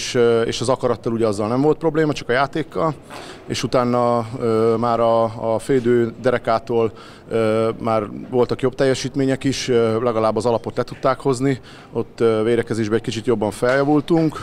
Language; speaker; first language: Hungarian; native; Hungarian